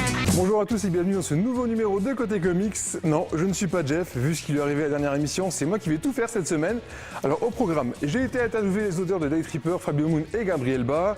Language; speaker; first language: French; native; French